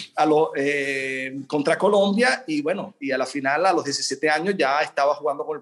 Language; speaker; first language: Spanish; early bilingual, other home language; Italian